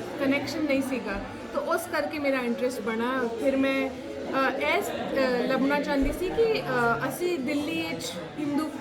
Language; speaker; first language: Punjabi; non-native, local second language; Hindi